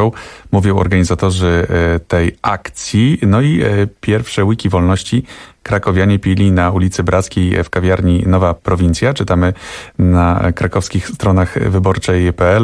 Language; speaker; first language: Polish; native; Polish